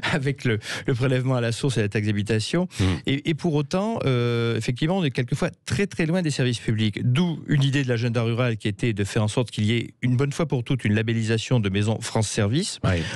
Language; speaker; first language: French; native; French